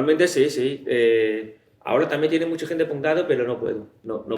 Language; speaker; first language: Spanish; non-native, learner; Chinese